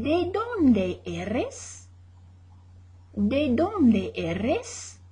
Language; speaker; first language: Spanish; non-native, fluent; English